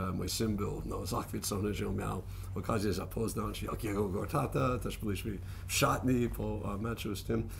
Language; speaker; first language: Polish; non-native, fluent; English